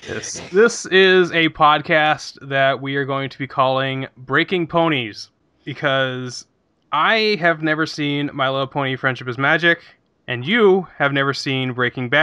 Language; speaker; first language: English; native; English